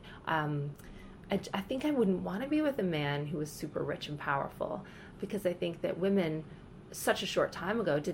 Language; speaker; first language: English; native; English